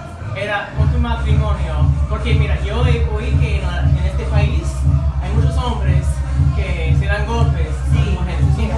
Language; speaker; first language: Spanish; non-native, learner; English